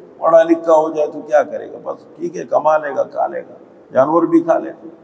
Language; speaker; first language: Urdu; non-native, local second language; Pashto